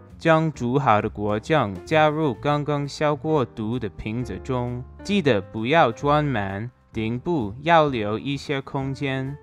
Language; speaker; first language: Chinese; non-native, fluent; English